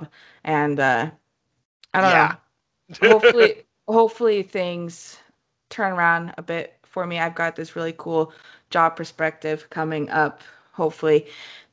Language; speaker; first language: English; native; English